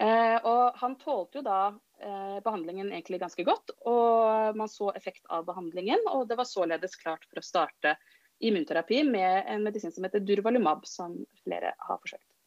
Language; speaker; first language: Norwegian; native; Norwegian